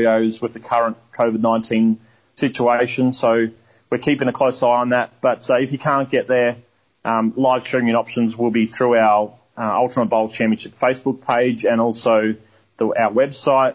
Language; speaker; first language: English; native; English